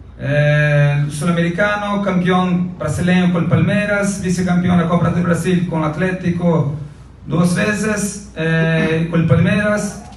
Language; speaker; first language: Spanish; non-native, learner; Portuguese